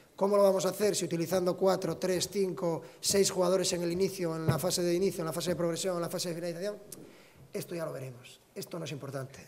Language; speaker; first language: Spanish; native; Spanish